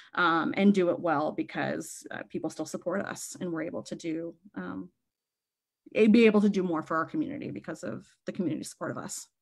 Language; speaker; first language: English; native; English